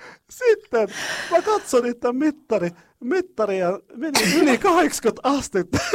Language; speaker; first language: Finnish; non-native, fluent; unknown